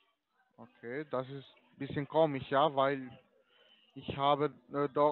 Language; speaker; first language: German; non-native, learner; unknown